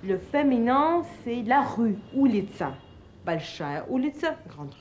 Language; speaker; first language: French; non-native, fluent; Russian